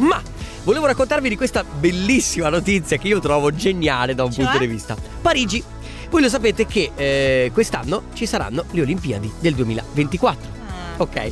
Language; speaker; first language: Italian; native; Italian